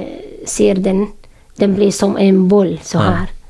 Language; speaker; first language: Swedish; non-native, learner; Syriac